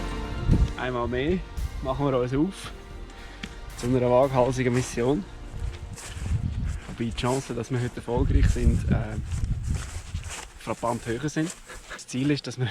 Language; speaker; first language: German; native; German